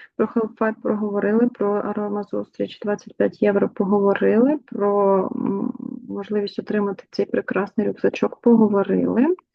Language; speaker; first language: Ukrainian; non-native, local second language; Russian